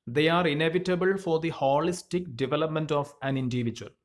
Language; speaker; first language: English; non-native, local second language; Malayalam